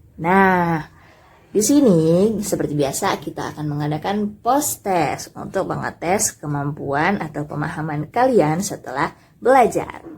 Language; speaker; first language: Indonesian; native; Indonesian